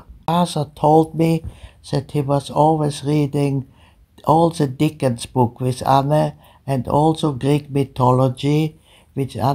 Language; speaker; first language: English; early bilingual, other home language; German